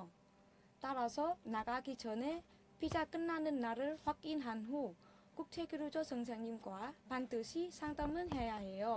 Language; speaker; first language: Korean; non-native, fluent; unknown